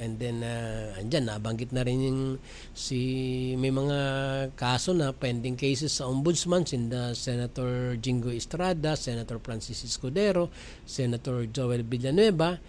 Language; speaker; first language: Filipino; native; Filipino